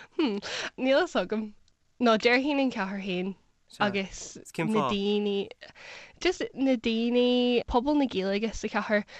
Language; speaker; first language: Irish; non-native, local second language; English